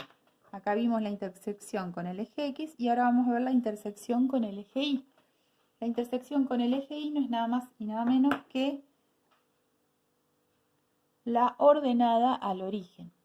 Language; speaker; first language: Spanish; native; Spanish